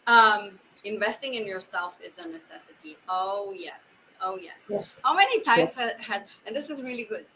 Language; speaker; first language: English; non-native, fluent; Slovenian